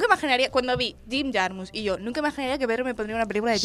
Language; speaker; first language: Spanish; native; Spanish